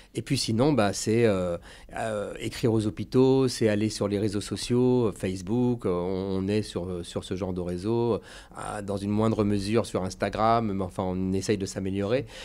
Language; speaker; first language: French; native; French